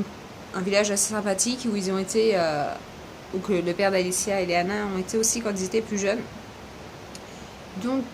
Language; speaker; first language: French; native; French